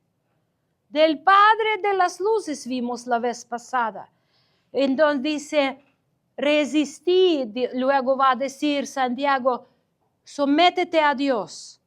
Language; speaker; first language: Spanish; non-native, fluent; Ukrainian